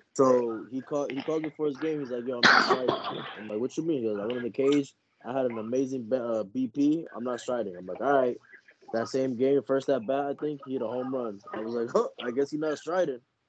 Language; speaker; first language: English; early bilingual, other home language; Spanish